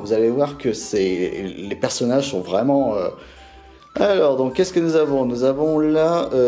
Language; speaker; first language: French; native; French